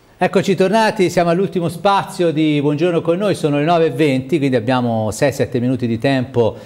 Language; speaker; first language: Italian; native; Italian